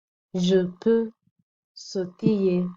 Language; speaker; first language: French; non-native, fluent; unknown